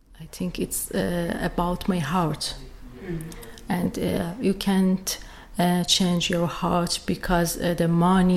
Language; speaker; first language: English; non-native, learner; Persian